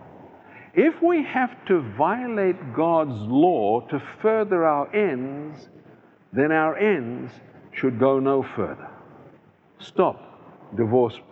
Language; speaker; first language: English; native; English